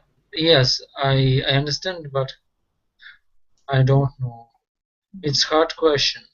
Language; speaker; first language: English; non-native, learner; Russian